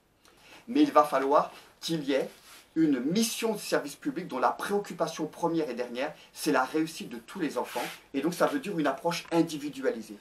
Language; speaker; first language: French; native; French